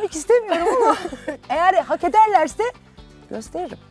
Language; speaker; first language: Turkish; native; Turkish